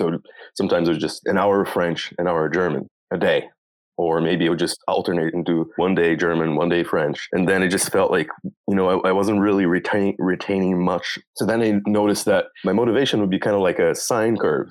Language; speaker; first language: English; non-native, fluent; Portuguese